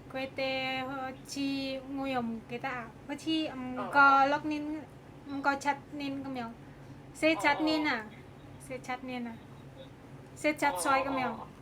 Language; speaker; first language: Cantonese; non-native, learner; Indonesian